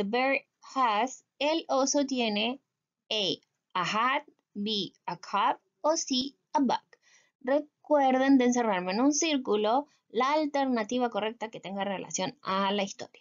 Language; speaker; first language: Spanish; native; Spanish